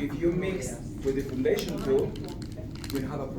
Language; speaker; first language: English; non-native, learner; Spanish